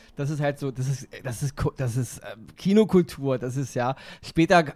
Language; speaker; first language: German; native; German